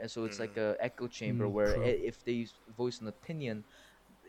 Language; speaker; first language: English; non-native, fluent; Korean